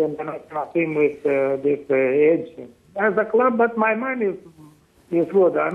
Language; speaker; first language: English; non-native, fluent; Portuguese